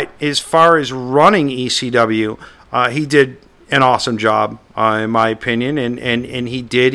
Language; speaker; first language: English; native; English